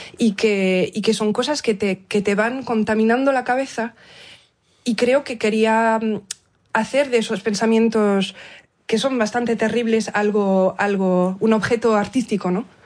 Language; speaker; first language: Spanish; early bilingual, heritage; Spanish